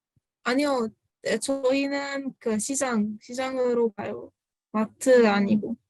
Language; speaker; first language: Korean; non-native, fluent; Arabic